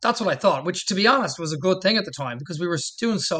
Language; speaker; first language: English; native; English